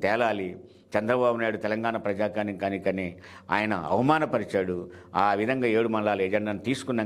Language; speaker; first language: Telugu; native; Telugu